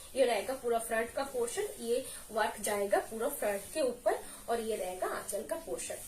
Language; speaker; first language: Hindi; non-native, local second language; Bangla